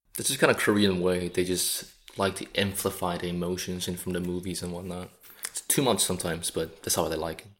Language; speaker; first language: English; non-native, fluent; Korean